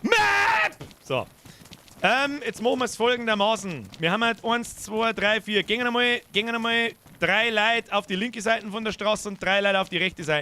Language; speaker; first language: German; native; German